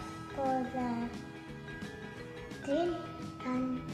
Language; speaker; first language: English; non-native, learner; Indonesian